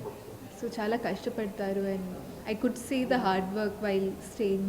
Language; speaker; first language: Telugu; non-native, local second language; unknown